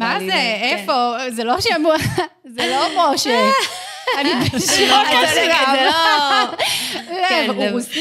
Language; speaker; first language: Hebrew; native; Hebrew